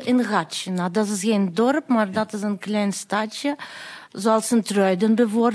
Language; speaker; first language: Dutch; non-native, fluent; Russian